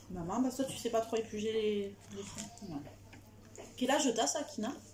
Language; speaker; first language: French; native; French